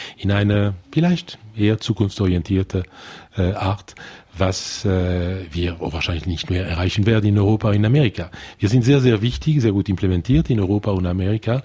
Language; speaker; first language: German; non-native, local second language; French